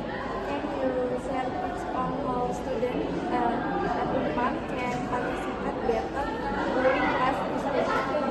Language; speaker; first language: English; non-native, learner; Indonesian